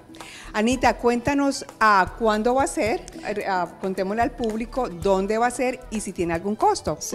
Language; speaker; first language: Spanish; native; Spanish